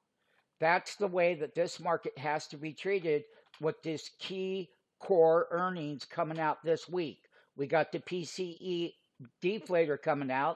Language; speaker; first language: English; native; English